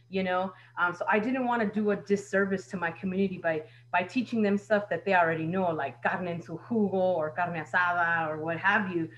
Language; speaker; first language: English; native; English